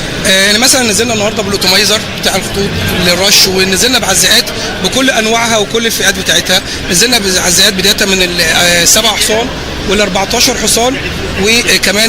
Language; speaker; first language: Arabic; native; Arabic